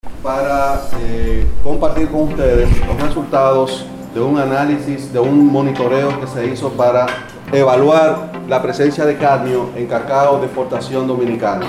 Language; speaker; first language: Spanish; native; Spanish